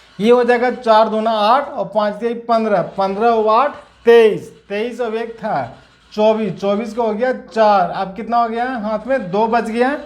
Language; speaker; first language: Hindi; native; Hindi